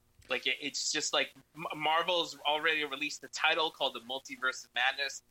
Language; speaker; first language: English; early bilingual, other home language; Spanish